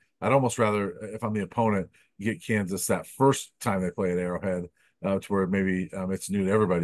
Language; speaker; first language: English; native; English